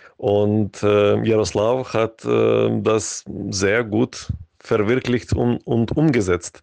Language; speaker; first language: German; non-native, fluent; Ukrainian